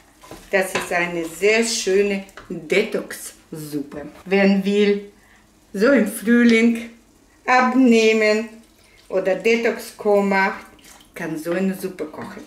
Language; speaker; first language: German; non-native, fluent; Russian